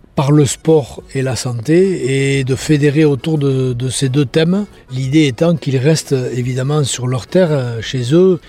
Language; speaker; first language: French; native; French